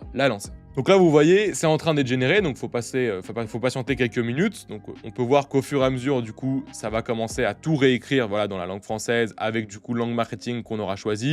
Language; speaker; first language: French; native; French